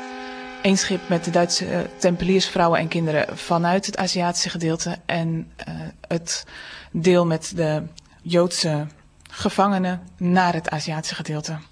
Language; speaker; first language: Dutch; native; Dutch